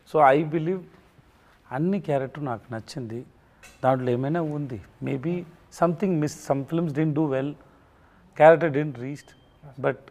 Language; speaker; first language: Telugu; non-native, learner; Tamil